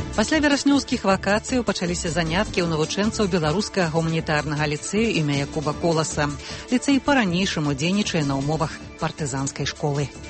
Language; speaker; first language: Belarusian; native; Belarusian